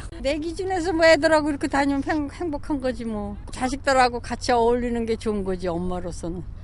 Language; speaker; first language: Korean; native; Korean